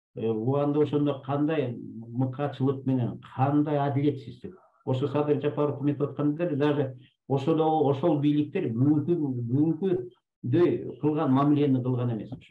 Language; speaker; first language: Kyrgyz; native; Kyrgyz